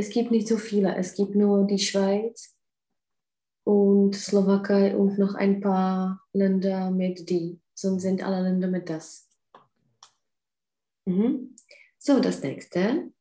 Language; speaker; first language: German; non-native, fluent; Czech